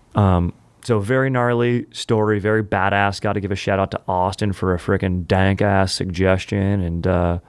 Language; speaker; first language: English; native; English